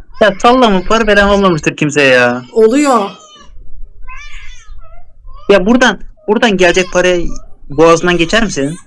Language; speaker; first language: Turkish; native; Turkish